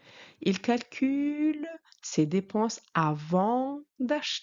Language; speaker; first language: French; non-native, fluent; Mongolian